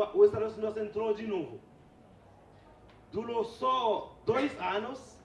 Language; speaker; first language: Portuguese; non-native, fluent; Haitian Creole